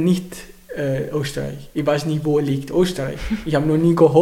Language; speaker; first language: German; non-native, learner; Arabic